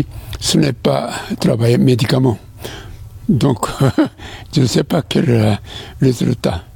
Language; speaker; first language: French; non-native, fluent; Japanese